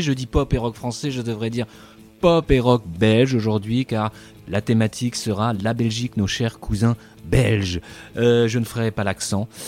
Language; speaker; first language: French; native; French